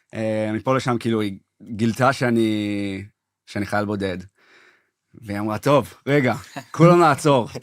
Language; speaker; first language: Hebrew; early bilingual, heritage; English